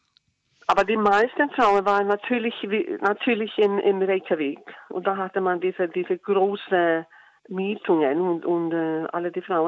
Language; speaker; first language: German; non-native, learner; Icelandic